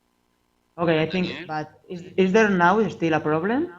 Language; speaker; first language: English; non-native, fluent; Spanish